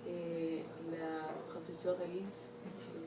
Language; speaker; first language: French; non-native, fluent; Spanish